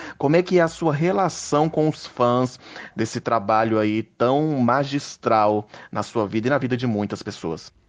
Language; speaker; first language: Portuguese; native; Portuguese